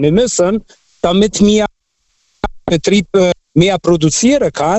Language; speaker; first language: German; non-native, fluent; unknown